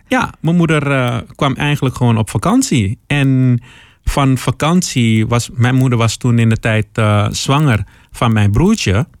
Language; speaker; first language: Dutch; early bilingual, other home language; Papiamento